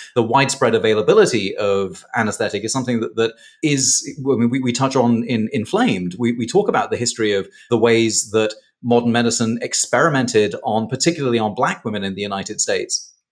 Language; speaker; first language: English; native; English